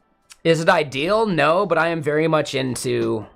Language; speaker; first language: English; native; English